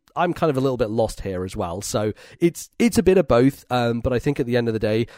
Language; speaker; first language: English; native; English